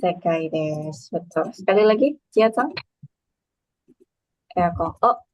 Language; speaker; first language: Indonesian; native; Indonesian